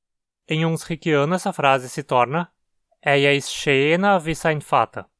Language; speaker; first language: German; early bilingual, heritage; Portuguese